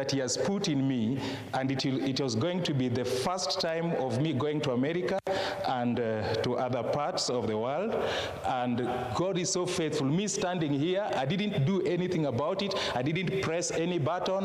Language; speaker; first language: English; non-native, local second language; Luo (Kenya and Tanzania)